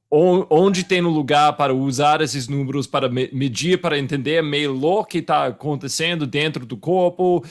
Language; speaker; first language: Portuguese; non-native, fluent; English